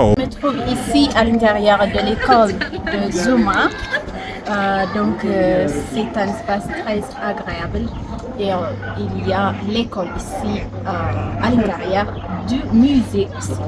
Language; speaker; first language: French; non-native, learner; Amharic